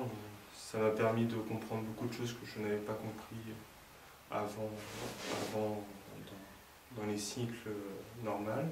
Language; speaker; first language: French; native; French